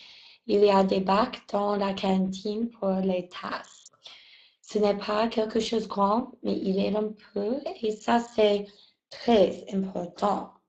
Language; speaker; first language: French; non-native, learner; English